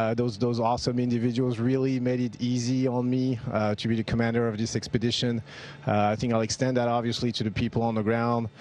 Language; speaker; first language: English; non-native, fluent; French